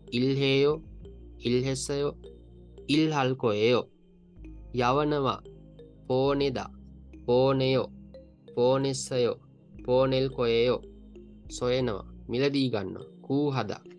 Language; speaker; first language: Korean; non-native, learner; Sinhala